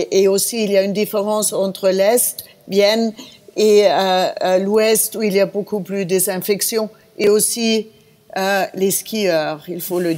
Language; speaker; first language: French; non-native, fluent; German